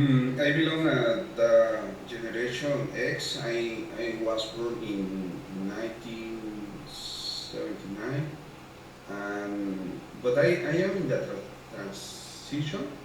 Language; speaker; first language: English; non-native, learner; Spanish